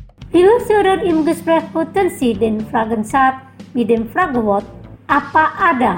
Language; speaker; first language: German; non-native, fluent; Indonesian